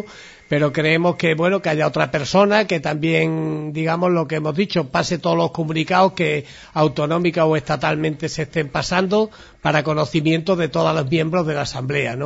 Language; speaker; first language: Spanish; native; Spanish